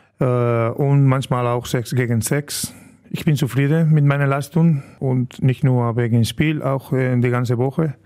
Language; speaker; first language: German; non-native, learner; Spanish